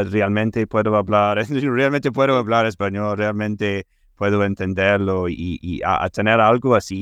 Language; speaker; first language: Spanish; non-native, fluent; English